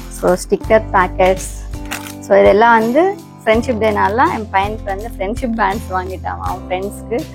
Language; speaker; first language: Tamil; non-native, local second language; Telugu